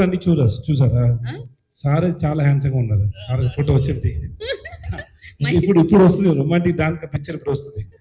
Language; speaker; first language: Telugu; non-native, learner; Tamil